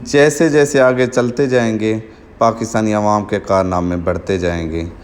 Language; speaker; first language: Urdu; non-native, local second language; Saraiki